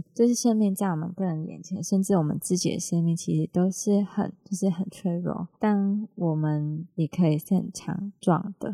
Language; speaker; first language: Chinese; non-native, local second language; Cantonese